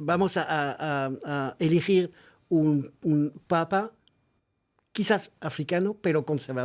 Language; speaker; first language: Spanish; non-native, fluent; French